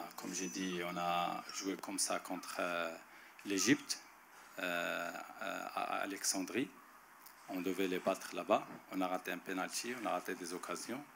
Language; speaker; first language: French; non-native, local second language; Arabic